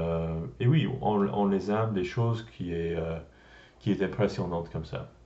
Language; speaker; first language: French; non-native, learner; English